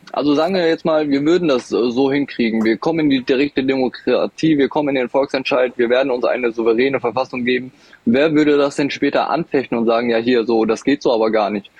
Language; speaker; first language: German; native; German